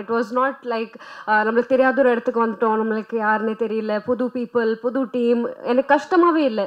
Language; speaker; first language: Tamil; non-native, fluent; Punjabi